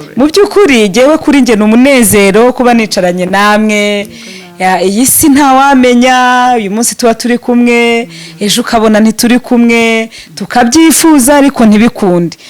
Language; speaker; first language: Kinyarwanda; native; Kinyarwanda